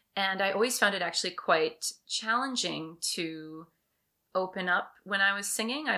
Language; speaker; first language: English; early bilingual, other home language; French